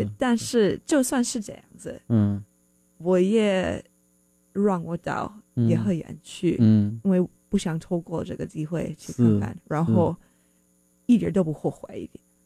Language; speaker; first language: Chinese; non-native, learner; English